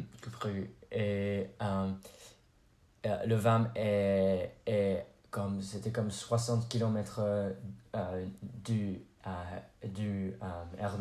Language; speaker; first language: French; non-native, learner; English